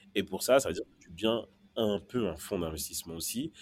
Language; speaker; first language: French; non-native, local second language; Kinyarwanda